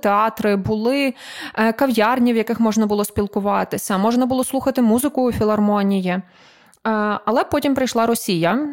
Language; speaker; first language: Ukrainian; native; Ukrainian